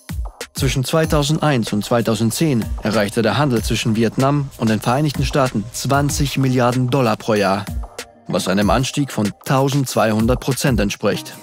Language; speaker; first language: German; native; German